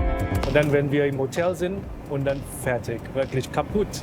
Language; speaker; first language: German; non-native, fluent; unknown